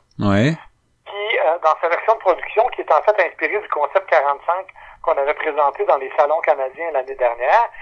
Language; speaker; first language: French; native; French